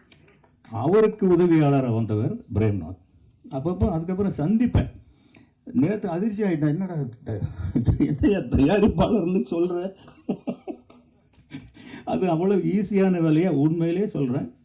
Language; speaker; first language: Tamil; native; Tamil